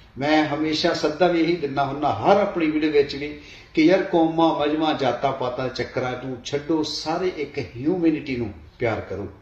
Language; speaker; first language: Punjabi; native; Punjabi